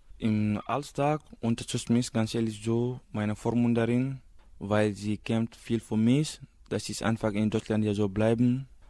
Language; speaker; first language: German; non-native, learner; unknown